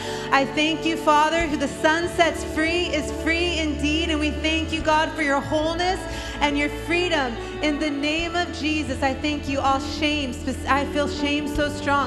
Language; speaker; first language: English; native; English